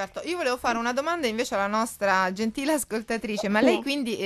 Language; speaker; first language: Italian; native; Italian